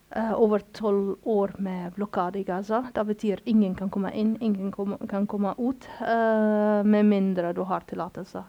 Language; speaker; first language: Norwegian; non-native, fluent; Arabic